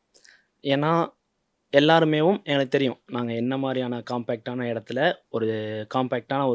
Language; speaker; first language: Tamil; native; Tamil